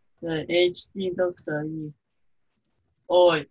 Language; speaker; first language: Chinese; early bilingual, heritage; English